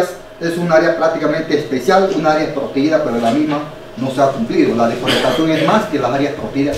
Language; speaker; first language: Spanish; non-native, local second language; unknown